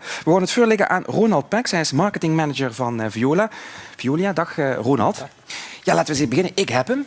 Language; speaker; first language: Dutch; native; Dutch